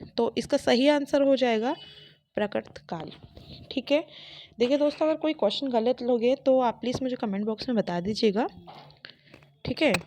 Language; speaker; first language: Hindi; native; Hindi